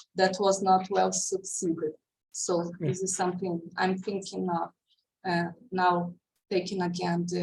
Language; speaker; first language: English; non-native, fluent; Portuguese